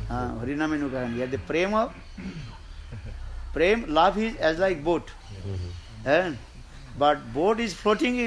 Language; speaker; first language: English; non-native, learner; Bangla